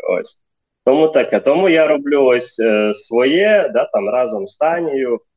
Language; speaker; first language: Ukrainian; non-native, local second language; Crimean Tatar